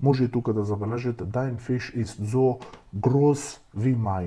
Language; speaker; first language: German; non-native, fluent; Macedonian